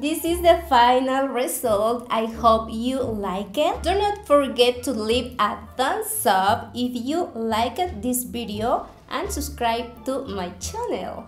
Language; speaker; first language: English; non-native, learner; Spanish